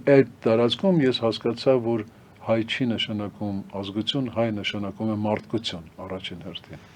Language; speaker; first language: Armenian; native; Armenian